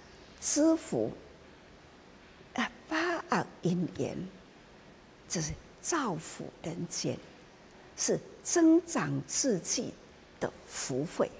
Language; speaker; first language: Chinese; non-native, local second language; Min Nan Chinese